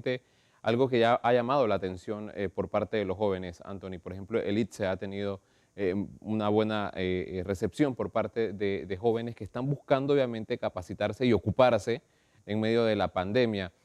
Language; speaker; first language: Spanish; native; Spanish